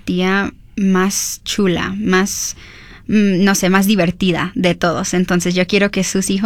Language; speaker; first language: Spanish; early bilingual, heritage; Spanish